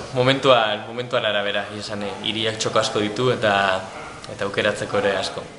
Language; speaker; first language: Basque; native; Basque